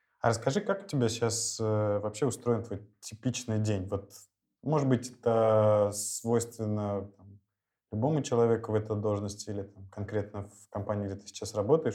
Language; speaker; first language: Russian; native; Russian